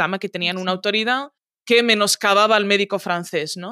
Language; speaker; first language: Spanish; early bilingual, other home language; Arabic